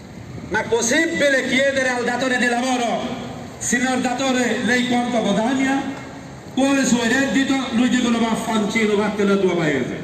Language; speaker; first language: Italian; non-native, fluent; Bangla